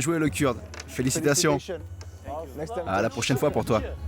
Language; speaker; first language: French; native; French